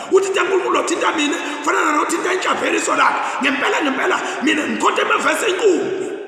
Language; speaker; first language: Zulu; non-native, local second language; Swati